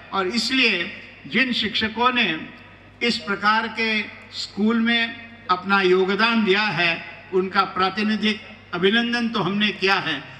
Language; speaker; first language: Hindi; non-native, local second language; Marathi